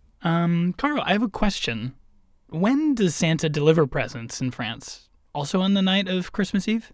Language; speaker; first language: English; native; English